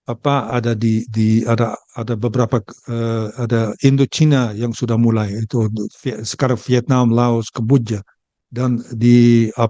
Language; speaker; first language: Indonesian; early bilingual, heritage; Dutch